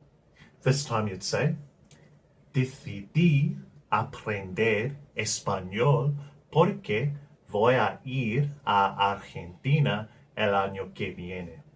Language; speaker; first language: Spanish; non-native, learner; English